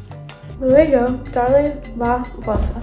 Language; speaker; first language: Spanish; non-native, learner; English